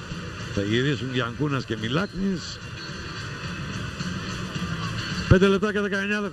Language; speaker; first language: Greek; native; Greek